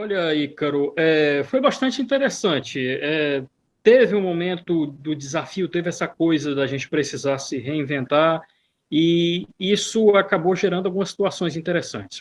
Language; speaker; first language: Portuguese; native; Portuguese